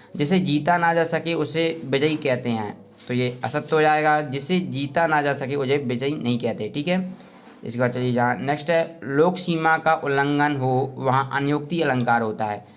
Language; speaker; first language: Hindi; native; Hindi